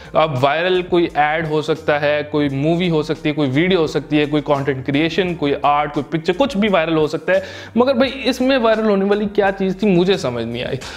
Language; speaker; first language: Urdu; native; Urdu